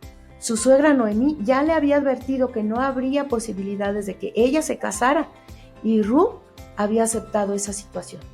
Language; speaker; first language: Spanish; native; Spanish